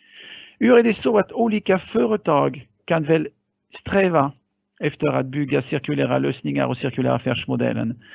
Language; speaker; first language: Swedish; non-native, fluent; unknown